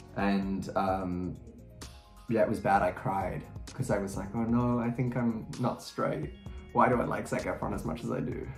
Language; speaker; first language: English; native; English